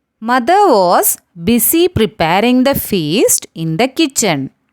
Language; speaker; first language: English; non-native, local second language; Malayalam